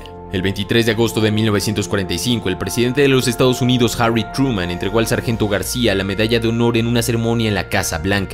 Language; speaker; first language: Spanish; native; Spanish